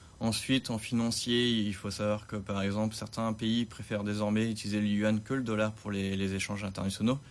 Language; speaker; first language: French; native; French